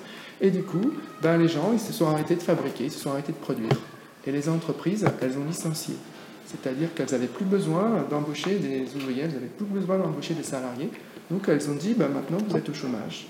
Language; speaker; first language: French; native; French